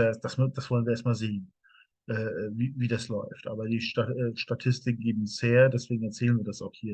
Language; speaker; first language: German; native; German